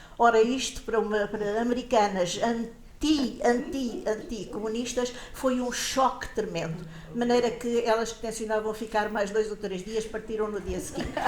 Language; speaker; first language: Portuguese; native; Portuguese